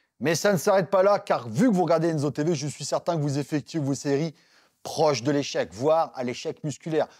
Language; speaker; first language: French; native; French